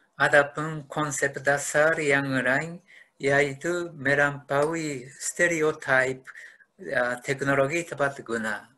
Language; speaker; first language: Indonesian; non-native, fluent; Japanese